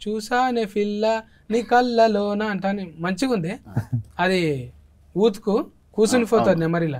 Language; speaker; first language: Telugu; native; Telugu